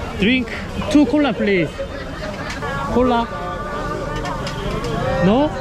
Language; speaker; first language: English; non-native, learner; Korean